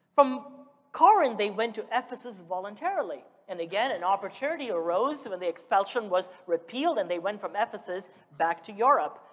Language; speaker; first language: English; early bilingual, other home language; Malayalam